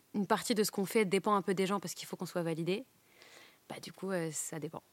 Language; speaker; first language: French; native; French